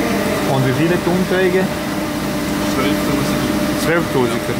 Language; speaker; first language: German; non-native, learner; Dutch